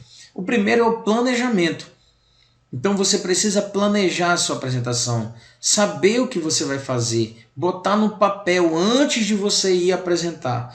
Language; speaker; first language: Portuguese; native; Portuguese